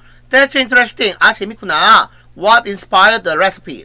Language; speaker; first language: English; non-native, fluent; Korean